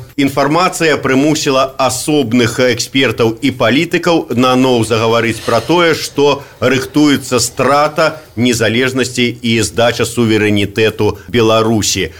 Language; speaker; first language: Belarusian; native; Belarusian